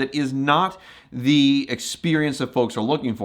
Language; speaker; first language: English; native; English